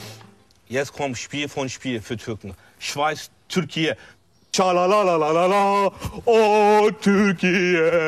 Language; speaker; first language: German; non-native, learner; Turkish